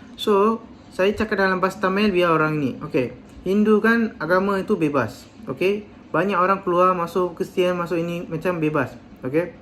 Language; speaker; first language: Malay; non-native, local second language; Tamil